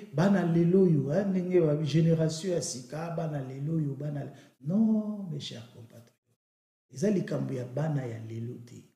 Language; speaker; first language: Lingala; native; Lingala